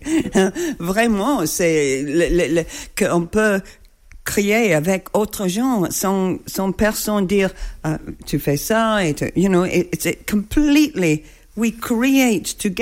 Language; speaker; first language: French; non-native, learner; English